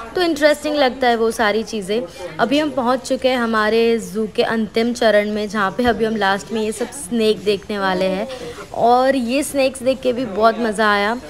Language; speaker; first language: Hindi; non-native, local second language; Gujarati